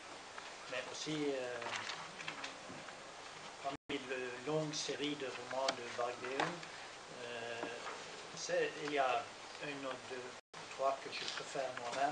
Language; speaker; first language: French; non-native, learner; Norwegian